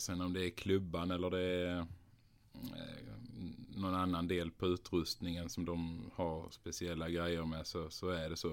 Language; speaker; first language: Swedish; native; Swedish